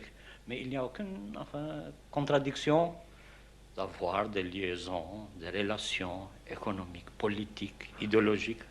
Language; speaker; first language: French; non-native, fluent; Albanian